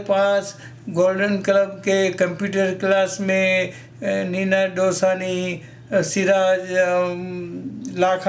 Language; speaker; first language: Hindi; non-native, local second language; Gujarati